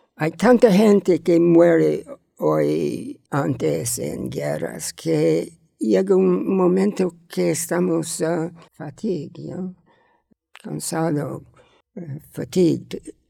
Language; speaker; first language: Spanish; non-native, learner; English